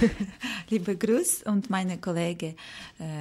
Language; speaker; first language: German; non-native, learner; Ukrainian